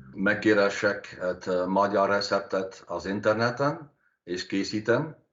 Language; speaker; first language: Hungarian; non-native, learner; Dutch